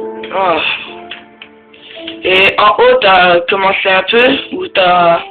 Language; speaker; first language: French; native; French